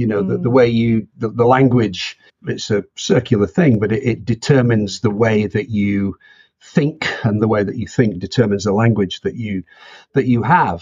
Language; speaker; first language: English; native; English